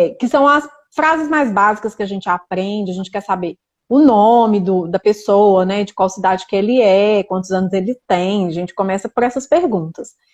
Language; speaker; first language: Portuguese; native; Portuguese